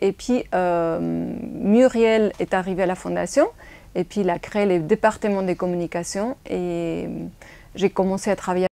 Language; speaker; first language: French; non-native, fluent; Spanish